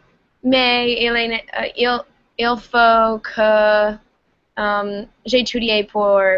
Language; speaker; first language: French; non-native, learner; English